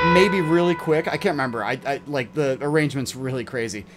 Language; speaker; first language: English; native; English